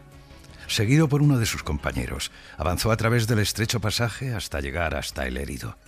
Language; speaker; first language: Spanish; native; Spanish